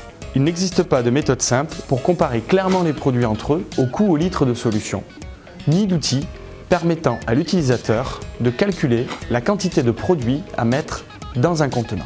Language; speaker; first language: French; native; French